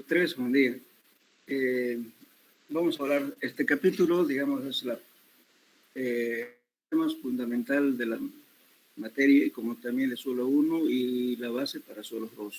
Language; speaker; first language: Spanish; native; Spanish